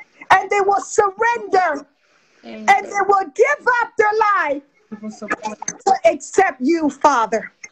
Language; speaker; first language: English; early bilingual, other home language; French